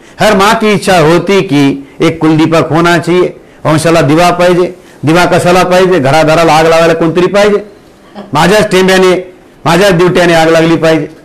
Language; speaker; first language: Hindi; non-native, local second language; Marathi